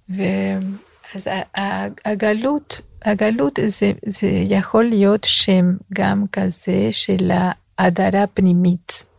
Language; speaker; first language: Hebrew; non-native, fluent; Spanish